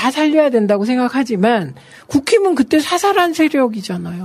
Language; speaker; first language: Korean; native; Korean